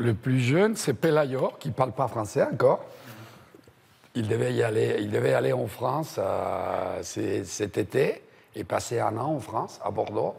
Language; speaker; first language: French; early bilingual, heritage; Spanish